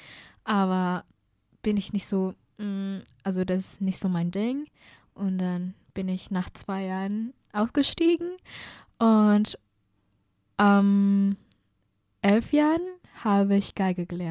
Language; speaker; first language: German; non-native, fluent; Indonesian